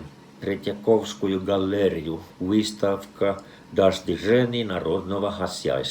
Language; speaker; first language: Russian; non-native, fluent; Finnish